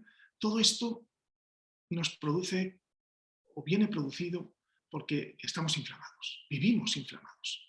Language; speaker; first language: Spanish; native; Spanish